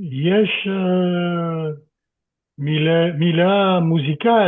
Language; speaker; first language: Hebrew; non-native, learner; French